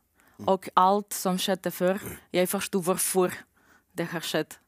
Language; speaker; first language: Norwegian; non-native, learner; Romanian